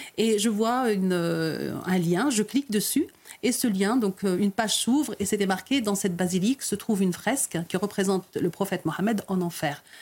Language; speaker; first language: French; early bilingual, other home language; Arabic